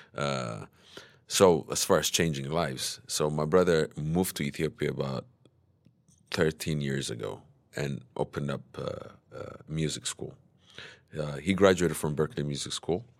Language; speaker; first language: English; early bilingual, other home language; Amharic